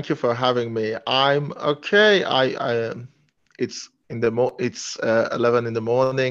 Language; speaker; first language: English; non-native, fluent; Persian